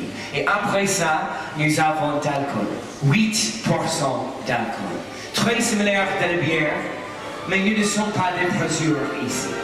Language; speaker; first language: French; non-native, learner; English